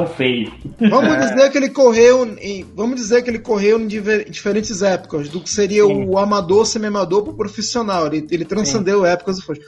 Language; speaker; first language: Portuguese; native; Portuguese